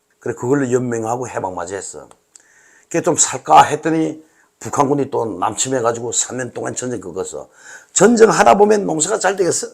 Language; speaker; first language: Korean; native; Korean